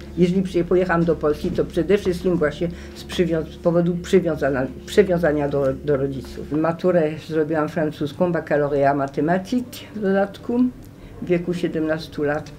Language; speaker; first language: Polish; early bilingual, heritage; Polish